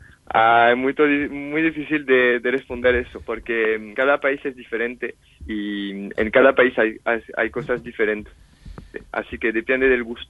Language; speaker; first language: Spanish; non-native, fluent; French